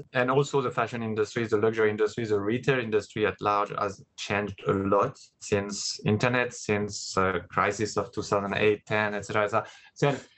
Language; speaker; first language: English; non-native, fluent; French